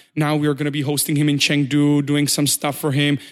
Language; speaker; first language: English; non-native, fluent; Czech